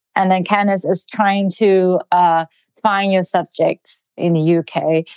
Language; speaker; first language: English; non-native, local second language; Cantonese